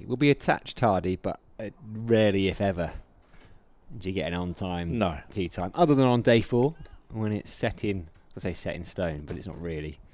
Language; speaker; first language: English; native; English